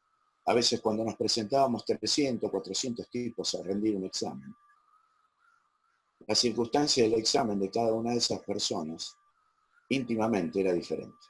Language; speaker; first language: Spanish; native; Spanish